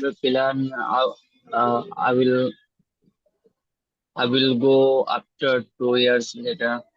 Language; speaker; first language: English; non-native, learner; Bangla